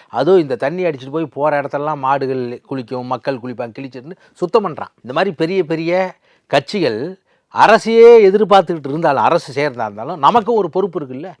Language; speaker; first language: Tamil; native; Tamil